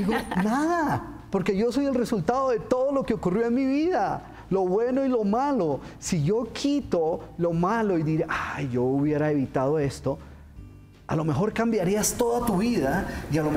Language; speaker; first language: Spanish; native; Spanish